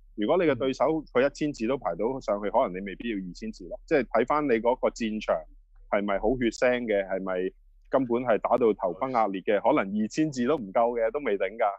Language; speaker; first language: Cantonese; native; Cantonese